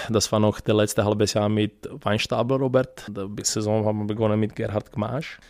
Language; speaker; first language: German; non-native, fluent; Serbian